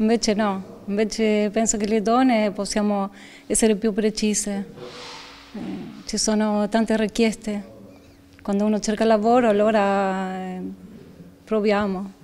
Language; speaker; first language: Italian; non-native, fluent; Spanish